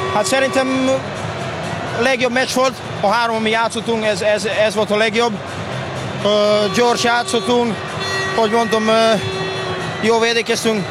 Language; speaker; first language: Hungarian; non-native, learner; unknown